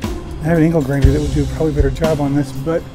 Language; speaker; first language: English; native; English